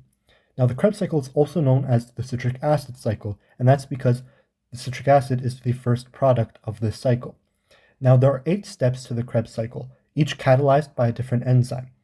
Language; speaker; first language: English; native; English